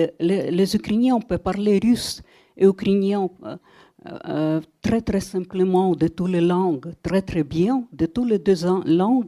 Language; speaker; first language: French; non-native, fluent; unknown